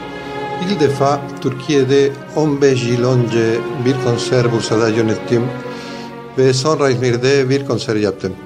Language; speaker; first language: Turkish; non-native, fluent; Spanish